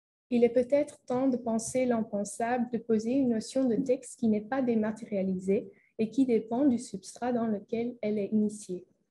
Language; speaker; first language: French; non-native, fluent; Dutch